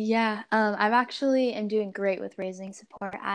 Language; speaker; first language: English; native; English